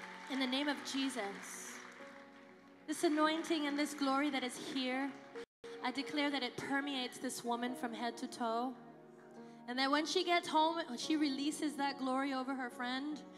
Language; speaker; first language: English; early bilingual, other home language; Spanish